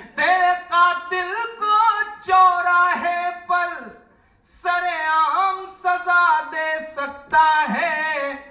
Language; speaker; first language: Hindi; native; Hindi